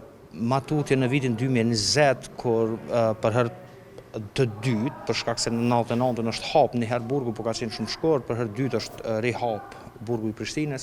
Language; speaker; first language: Albanian; native; Albanian